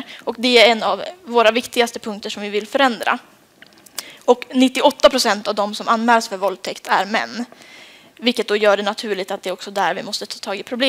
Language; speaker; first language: Swedish; native; Swedish